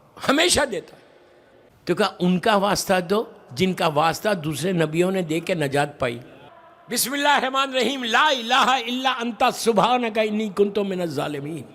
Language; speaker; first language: Urdu; native; Urdu